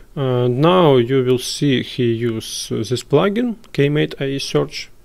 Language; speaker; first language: English; non-native, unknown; Ukrainian